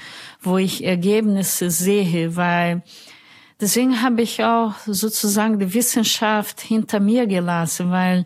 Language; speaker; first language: German; non-native, fluent; Portuguese